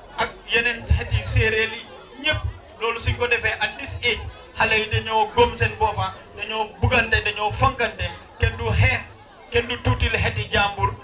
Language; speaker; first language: Wolof; native; Wolof